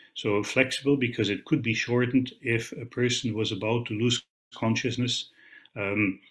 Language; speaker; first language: English; non-native, fluent; Dutch